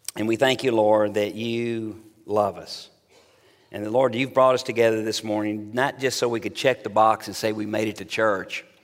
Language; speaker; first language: English; native; English